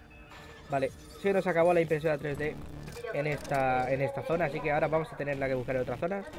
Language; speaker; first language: Spanish; native; Spanish